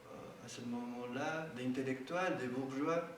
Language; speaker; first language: French; non-native, fluent; Spanish